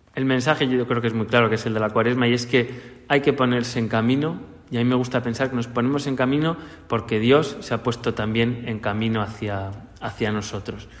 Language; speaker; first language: Spanish; native; Spanish